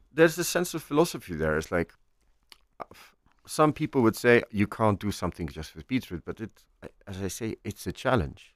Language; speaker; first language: English; non-native, fluent; Icelandic